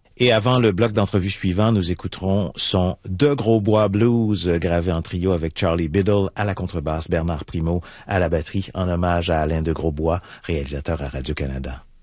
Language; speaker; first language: French; native; French